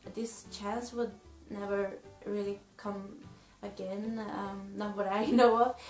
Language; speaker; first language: English; non-native, fluent; Swedish